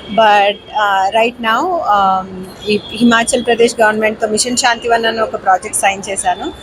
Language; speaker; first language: Telugu; native; Telugu